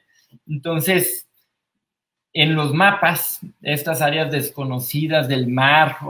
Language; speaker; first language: Spanish; native; Spanish